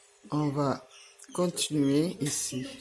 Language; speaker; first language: French; non-native, fluent; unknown